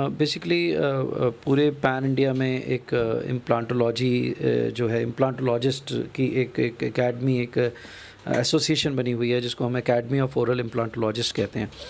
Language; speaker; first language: Hindi; non-native, local second language; Punjabi